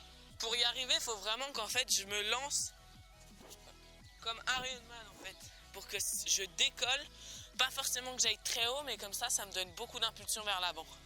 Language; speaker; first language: French; native; French